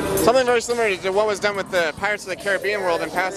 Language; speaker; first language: English; native; English